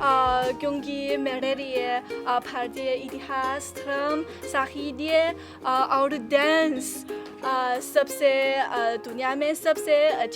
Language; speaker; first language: Hindi; non-native, learner; Chinese